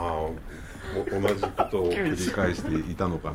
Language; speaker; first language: Japanese; native; Japanese